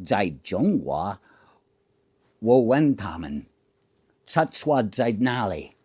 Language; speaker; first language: Chinese; non-native, learner; English